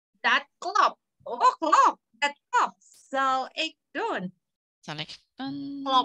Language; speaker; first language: Dutch; non-native, learner; Indonesian